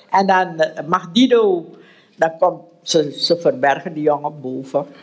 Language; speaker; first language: Dutch; native; Dutch